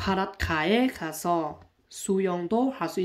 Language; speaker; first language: Korean; non-native, learner; Hmong